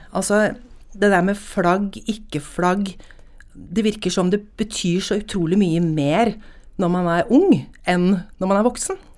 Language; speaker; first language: Norwegian; native; Norwegian